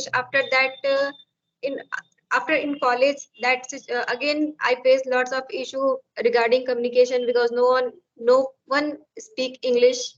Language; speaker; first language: English; non-native, learner; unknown